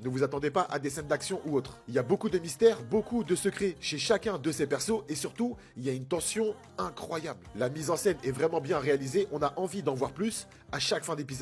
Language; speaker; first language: French; native; French